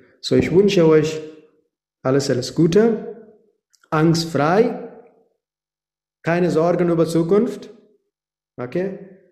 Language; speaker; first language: German; non-native, fluent; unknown